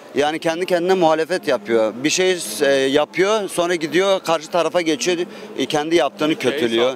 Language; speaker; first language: Turkish; native; Turkish